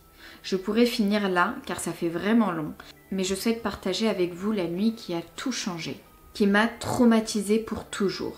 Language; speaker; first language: French; native; French